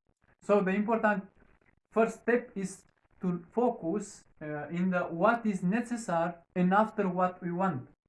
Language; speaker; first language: English; non-native, learner; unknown